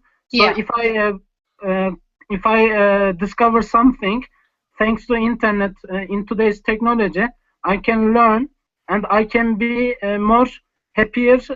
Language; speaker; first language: English; non-native, learner; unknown